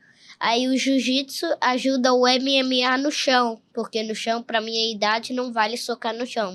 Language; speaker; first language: Portuguese; early bilingual, heritage; Portuguese